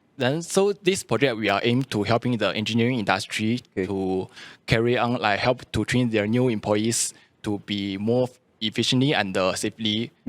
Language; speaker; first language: English; non-native, local second language; Chinese